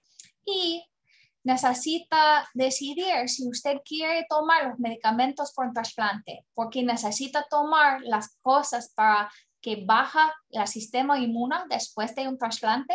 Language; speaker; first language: Spanish; non-native, learner; English